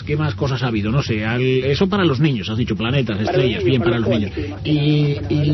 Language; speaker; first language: Spanish; native; Spanish